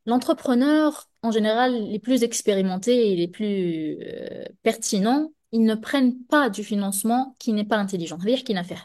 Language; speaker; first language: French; non-native, local second language; Arabic